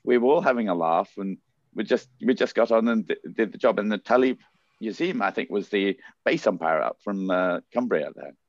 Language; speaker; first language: English; native; English